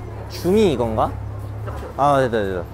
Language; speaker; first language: Korean; native; Korean